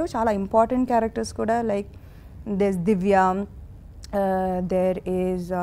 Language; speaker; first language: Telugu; non-native, fluent; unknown